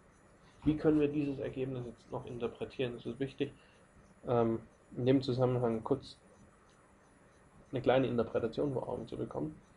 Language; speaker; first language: German; native; German